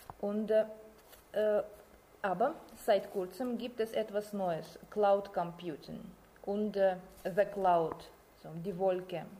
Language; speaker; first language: German; non-native, learner; Russian